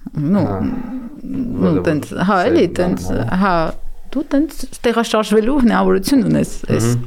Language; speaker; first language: Armenian; native; Armenian